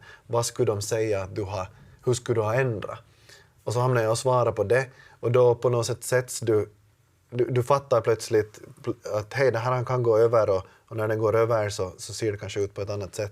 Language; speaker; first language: Swedish; native; Swedish